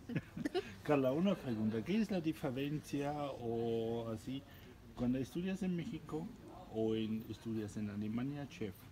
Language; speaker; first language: Spanish; non-native, fluent; German